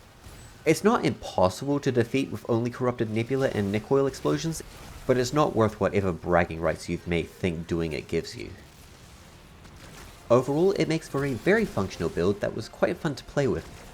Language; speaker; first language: English; native; English